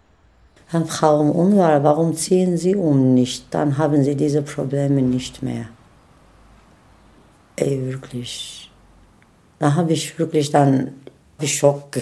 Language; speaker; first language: German; non-native, fluent; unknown